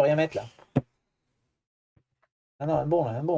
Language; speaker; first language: French; native; French